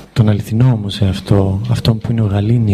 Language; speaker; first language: Greek; native; Greek